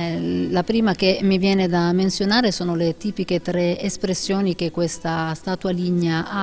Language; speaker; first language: Italian; native; Italian